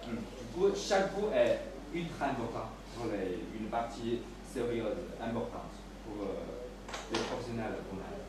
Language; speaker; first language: French; non-native, fluent; Chinese